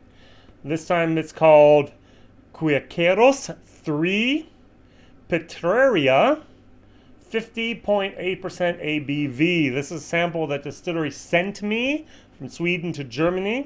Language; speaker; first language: English; native; English